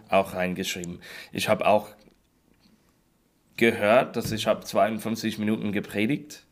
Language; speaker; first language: German; non-native, learner; English